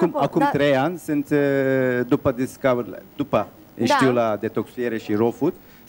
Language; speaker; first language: Romanian; non-native, learner; Turkish